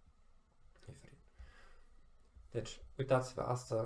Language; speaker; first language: Romanian; non-native, fluent; German